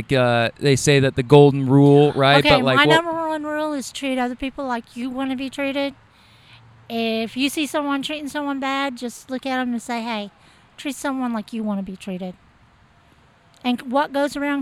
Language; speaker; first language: English; native; English